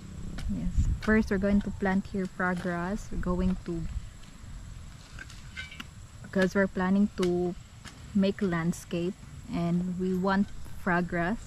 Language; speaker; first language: English; non-native, local second language; Cebuano